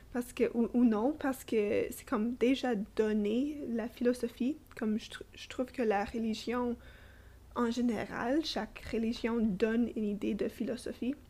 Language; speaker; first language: French; non-native, fluent; English